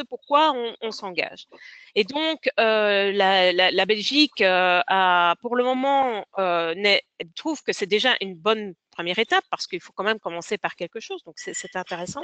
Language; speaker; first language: French; native; French